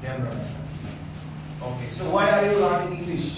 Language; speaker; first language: English; non-native, fluent; Bangla